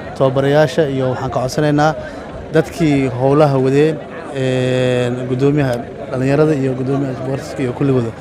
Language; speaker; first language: Somali; native; Somali